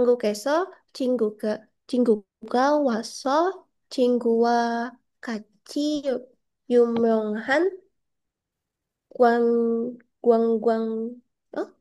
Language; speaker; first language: Korean; non-native, learner; Indonesian